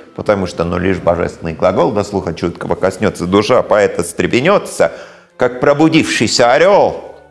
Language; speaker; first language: Russian; non-native, fluent; English